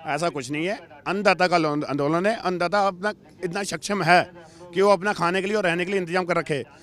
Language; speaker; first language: Hindi; native; Hindi